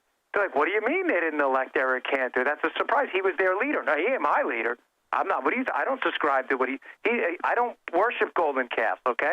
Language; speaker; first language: English; native; English